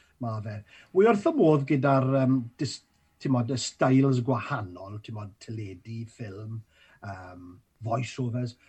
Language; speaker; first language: Welsh; native; Welsh